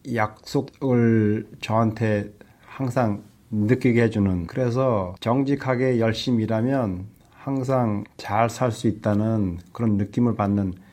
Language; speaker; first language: Korean; native; Korean